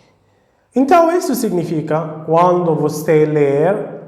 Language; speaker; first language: Portuguese; non-native, fluent; Arabic